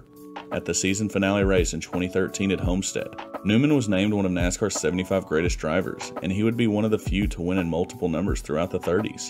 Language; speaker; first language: English; native; English